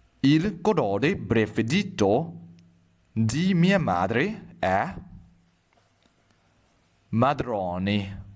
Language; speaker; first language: Italian; non-native, fluent; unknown